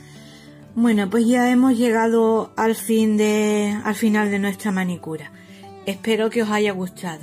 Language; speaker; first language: Spanish; native; Spanish